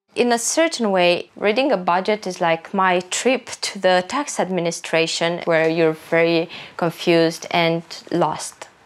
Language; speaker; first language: English; non-native, fluent; Romanian